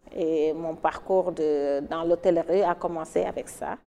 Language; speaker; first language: French; non-native, local second language; Wolof